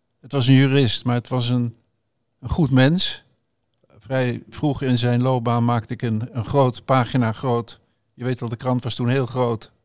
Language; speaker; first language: Dutch; native; Dutch